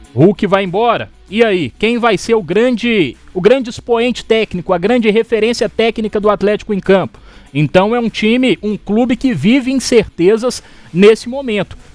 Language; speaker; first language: Portuguese; native; Portuguese